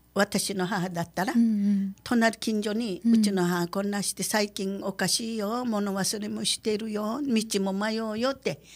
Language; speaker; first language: Japanese; native; Japanese